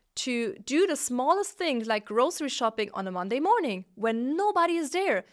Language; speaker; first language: English; non-native, fluent; Italian